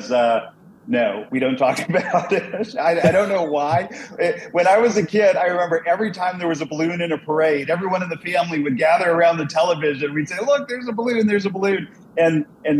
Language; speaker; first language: English; native; English